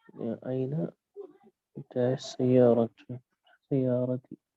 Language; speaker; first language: Arabic; non-native, learner; Urdu